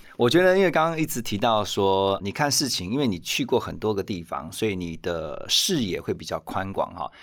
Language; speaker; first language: Chinese; native; Chinese